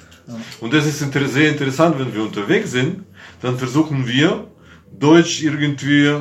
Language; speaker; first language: German; non-native, fluent; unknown